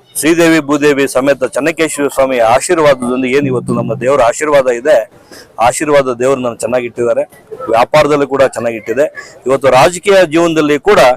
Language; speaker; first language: Kannada; native; Kannada